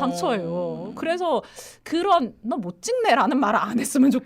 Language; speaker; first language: Korean; native; Korean